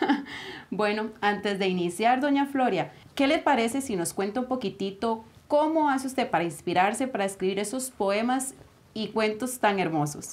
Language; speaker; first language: Spanish; native; Spanish